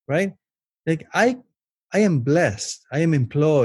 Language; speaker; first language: English; non-native, fluent; Spanish